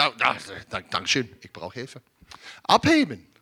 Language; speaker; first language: German; non-native, learner; English